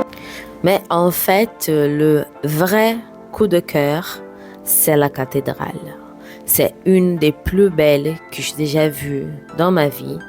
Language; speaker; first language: French; non-native, fluent; Portuguese